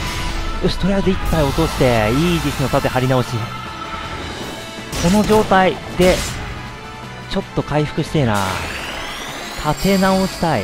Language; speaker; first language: Japanese; native; Japanese